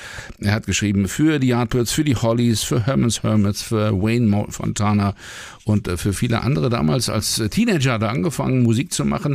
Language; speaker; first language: German; native; German